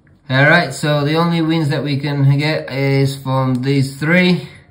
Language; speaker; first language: English; early bilingual, other home language; Portuguese